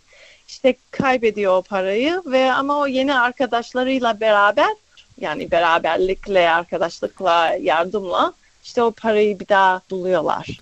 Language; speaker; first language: Turkish; early bilingual, other home language; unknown